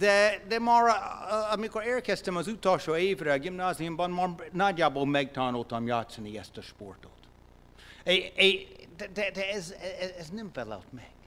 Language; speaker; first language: Hungarian; non-native, fluent; English